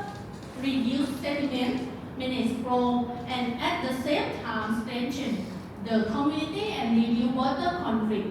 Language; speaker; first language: English; non-native, learner; Thai